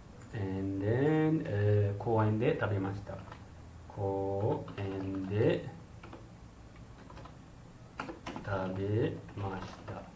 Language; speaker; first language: Japanese; non-native, learner; Malay